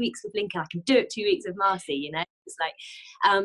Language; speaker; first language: English; native; English